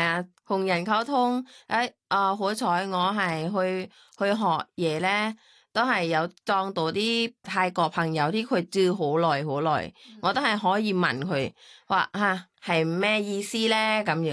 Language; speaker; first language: Cantonese; non-native, learner; Thai